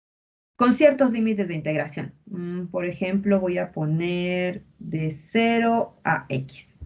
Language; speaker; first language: Spanish; native; Spanish